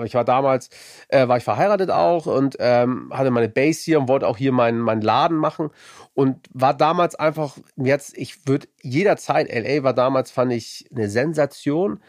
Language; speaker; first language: German; native; German